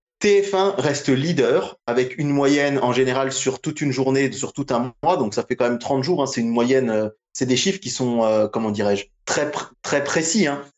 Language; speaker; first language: French; native; French